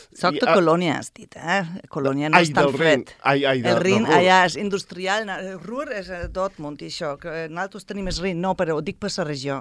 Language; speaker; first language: Catalan; non-native, fluent; German